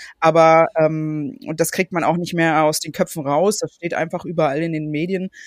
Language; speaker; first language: German; native; German